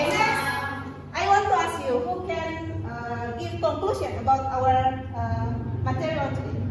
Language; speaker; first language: English; non-native, fluent; Indonesian